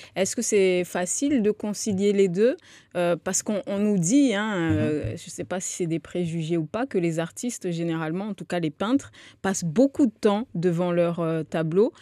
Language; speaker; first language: French; non-native, local second language; Comorian